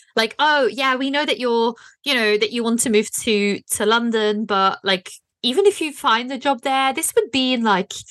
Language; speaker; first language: English; non-native, fluent; Dutch